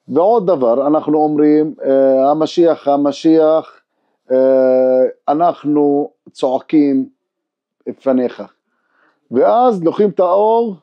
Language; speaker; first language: Hebrew; non-native, local second language; Arabic